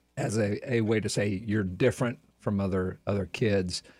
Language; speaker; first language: English; native; English